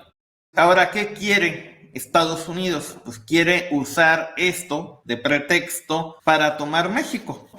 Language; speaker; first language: Spanish; native; Spanish